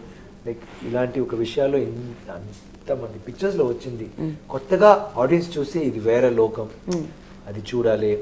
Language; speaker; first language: Telugu; non-native, learner; Tamil